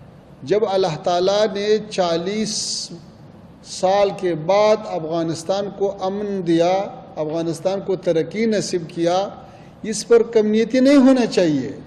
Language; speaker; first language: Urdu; non-native, fluent; Pashto